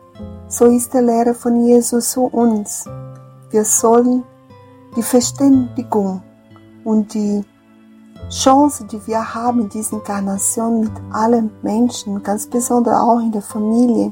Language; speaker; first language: German; non-native, fluent; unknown